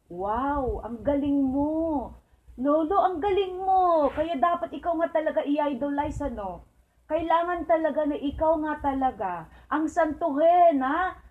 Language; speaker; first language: Filipino; non-native, local second language; Iloko